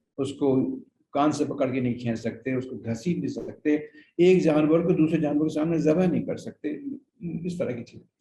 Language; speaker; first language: Urdu; native; Urdu